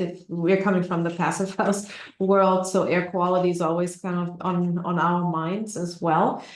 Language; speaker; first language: English; non-native, fluent; German